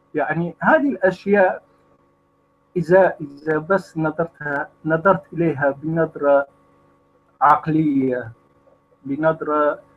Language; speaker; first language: Arabic; non-native, fluent; Kurdish